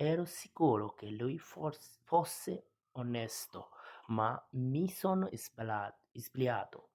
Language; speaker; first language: Italian; non-native, learner; Bangla